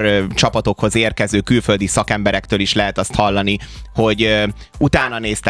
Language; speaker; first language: Hungarian; native; Hungarian